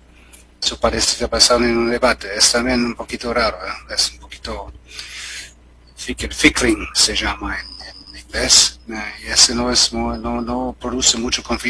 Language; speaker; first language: Spanish; non-native, fluent; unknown